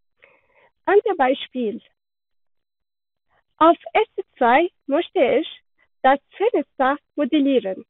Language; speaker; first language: German; non-native, learner; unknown